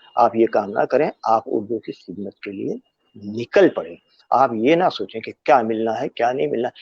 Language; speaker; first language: Urdu; native; Urdu